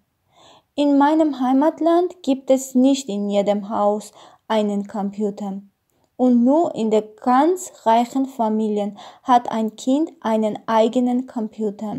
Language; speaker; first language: German; non-native, learner; Armenian